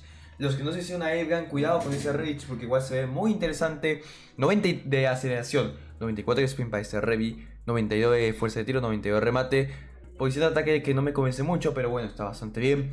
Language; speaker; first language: Spanish; native; Spanish